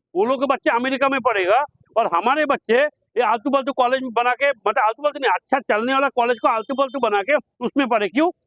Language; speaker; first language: Hindi; non-native, local second language; Bangla